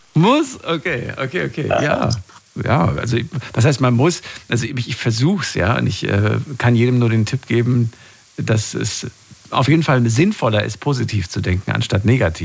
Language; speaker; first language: German; native; German